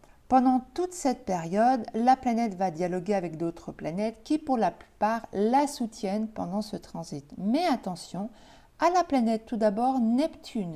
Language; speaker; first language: French; native; French